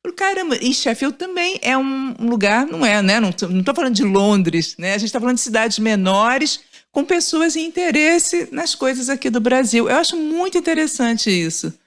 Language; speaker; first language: Portuguese; native; Portuguese